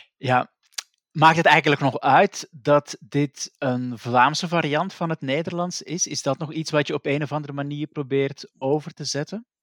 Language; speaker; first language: Dutch; native; Dutch